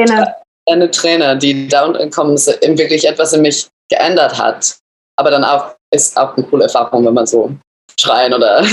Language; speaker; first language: German; early bilingual, other home language; English